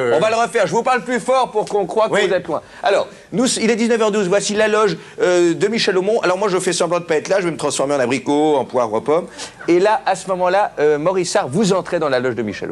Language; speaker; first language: French; native; French